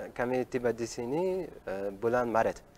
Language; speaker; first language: Indonesian; non-native, learner; Uzbek